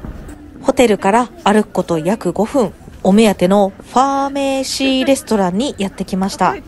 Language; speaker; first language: Japanese; native; Japanese